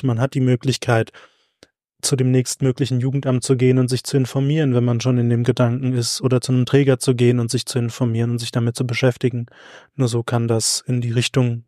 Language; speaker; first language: German; native; German